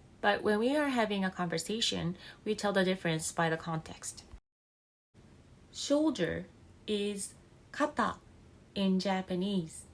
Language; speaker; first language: English; non-native, fluent; Japanese